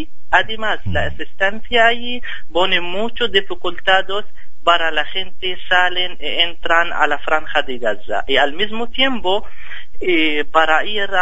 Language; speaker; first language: Spanish; non-native, fluent; Arabic